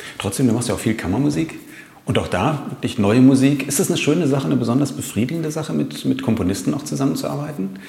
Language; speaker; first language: German; native; German